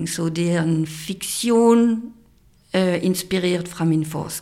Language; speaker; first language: Danish; non-native, fluent; French